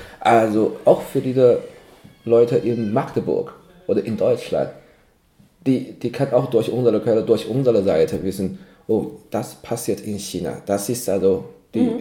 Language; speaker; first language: German; non-native, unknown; Chinese